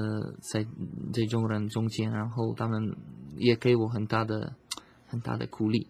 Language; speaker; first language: Chinese; non-native, fluent; Slovak